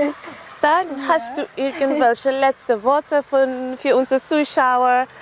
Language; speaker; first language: German; non-native, fluent; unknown